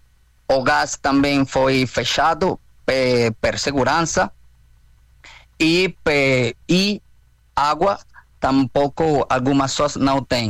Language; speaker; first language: Portuguese; non-native, fluent; Spanish